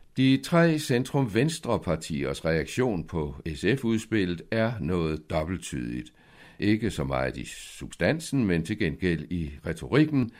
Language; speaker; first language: Danish; native; Danish